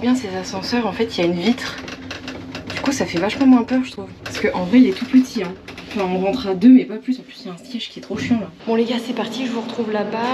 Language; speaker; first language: French; native; French